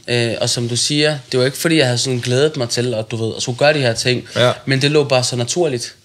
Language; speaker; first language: Danish; early bilingual, other home language; Arabic